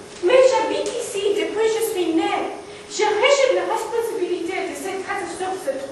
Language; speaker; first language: French; non-native, learner; English